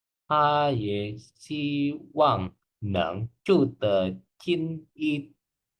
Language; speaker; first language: Chinese; non-native, learner; Indonesian